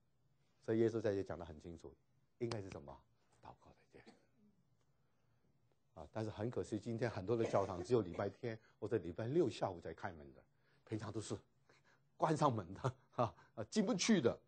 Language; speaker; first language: Chinese; native; Chinese